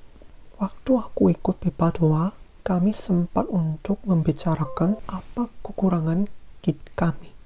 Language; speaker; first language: Indonesian; non-native, fluent; Korean